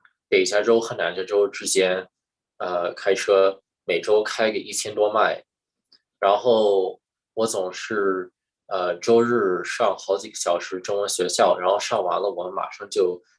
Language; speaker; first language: Chinese; early bilingual, heritage; English